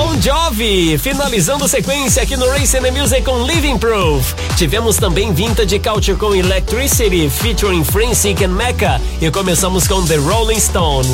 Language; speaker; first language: Portuguese; native; Portuguese